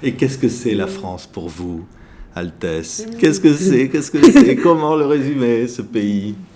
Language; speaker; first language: French; native; French